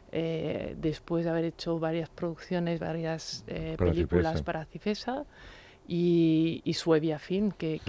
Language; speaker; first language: Spanish; non-native, fluent; French